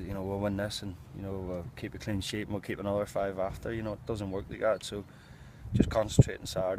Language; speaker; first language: English; native; English